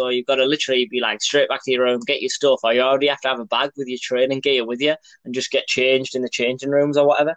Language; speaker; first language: English; native; English